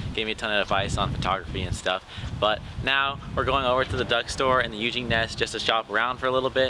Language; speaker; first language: English; native; English